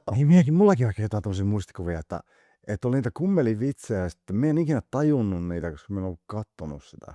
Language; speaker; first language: Finnish; native; Finnish